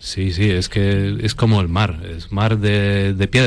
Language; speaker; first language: Spanish; non-native, fluent; Polish